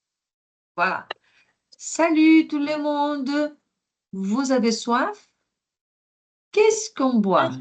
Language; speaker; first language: French; non-native, fluent; Portuguese